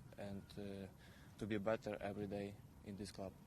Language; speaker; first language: English; non-native, learner; Ukrainian